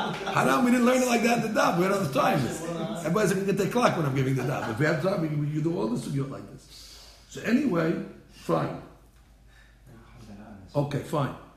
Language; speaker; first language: English; native; English